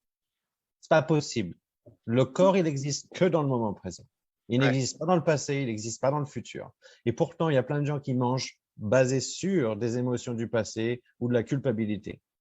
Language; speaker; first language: French; native; French